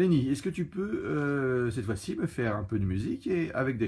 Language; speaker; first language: French; native; French